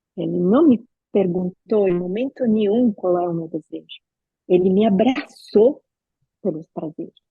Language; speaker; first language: Portuguese; non-native, fluent; Italian